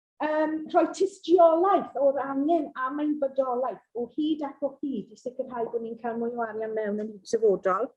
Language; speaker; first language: Welsh; non-native, local second language; English